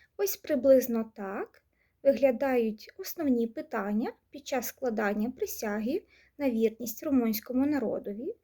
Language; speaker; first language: Ukrainian; native; Ukrainian